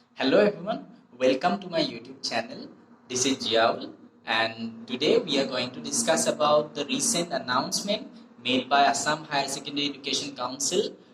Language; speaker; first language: English; non-native, local second language; Assamese